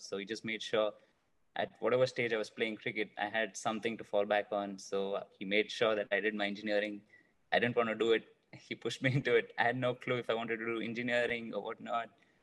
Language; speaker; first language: English; non-native, local second language; Kannada